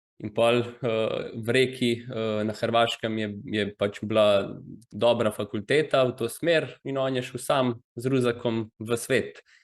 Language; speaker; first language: Slovenian; early bilingual, other home language; Croatian